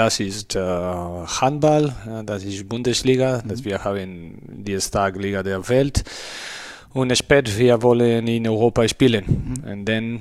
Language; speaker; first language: German; non-native, learner; Spanish